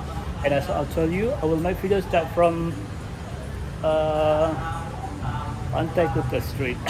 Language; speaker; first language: English; non-native, learner; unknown